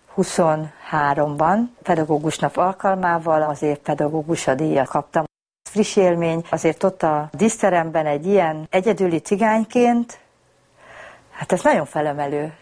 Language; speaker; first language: Hungarian; native; Hungarian